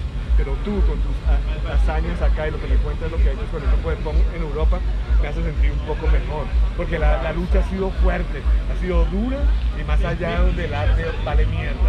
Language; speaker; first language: Spanish; native; Spanish